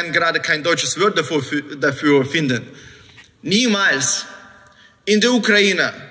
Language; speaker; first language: German; non-native, fluent; Ukrainian